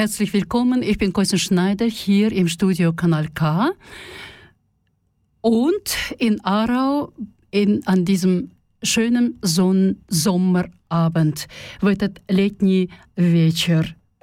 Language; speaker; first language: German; non-native, fluent; Russian